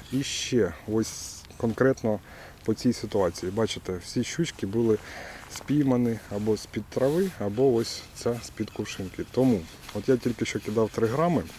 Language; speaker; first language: Ukrainian; non-native, local second language; Russian